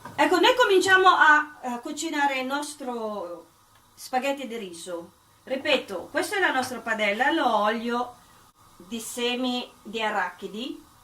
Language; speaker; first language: Italian; non-native, fluent; Filipino